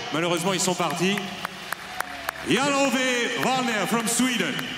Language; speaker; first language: French; native; French